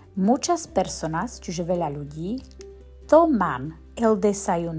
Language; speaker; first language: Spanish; non-native, fluent; Slovak